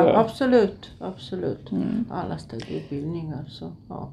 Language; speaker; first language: Swedish; non-native, fluent; Polish